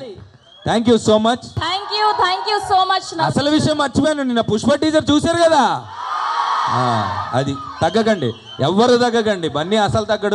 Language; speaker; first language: Telugu; native; Telugu